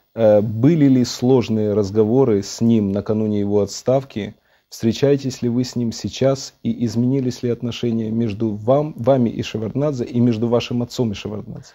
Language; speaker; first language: Russian; native; Russian